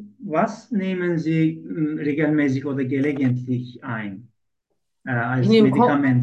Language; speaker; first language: German; non-native, learner; Turkish